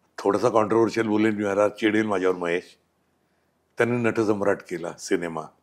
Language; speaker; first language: Marathi; native; Marathi